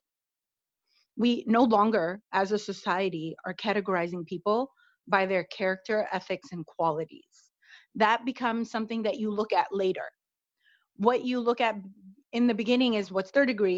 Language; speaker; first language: English; native; English